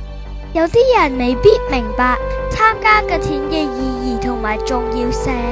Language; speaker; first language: Cantonese; early bilingual, other home language; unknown